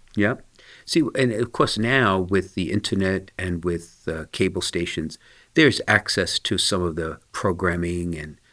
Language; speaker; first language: English; early bilingual, other home language; Italian